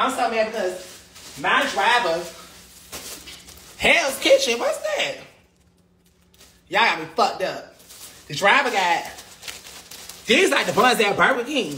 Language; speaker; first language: English; native; English